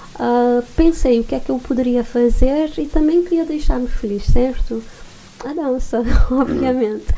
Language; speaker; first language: Portuguese; non-native, local second language; Kabuverdianu